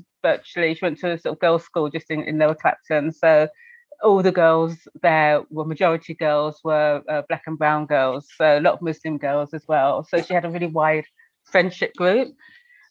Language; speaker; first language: English; native; English